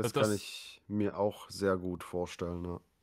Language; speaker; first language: German; native; German